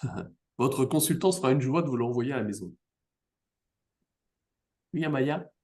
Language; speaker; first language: French; native; French